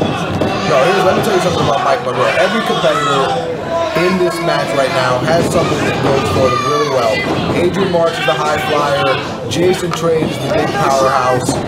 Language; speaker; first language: English; native; English